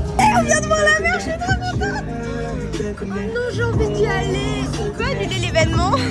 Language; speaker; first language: French; native; French